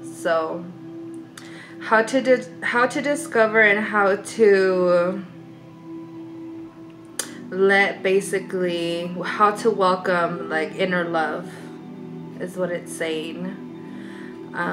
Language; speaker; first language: English; early bilingual, other home language; Spanish